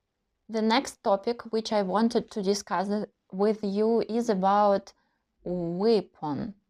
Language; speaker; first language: English; non-native, learner; Russian